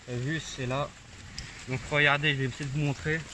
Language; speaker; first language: French; native; French